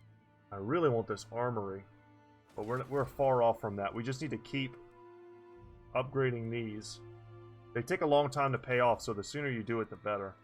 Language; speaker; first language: English; native; English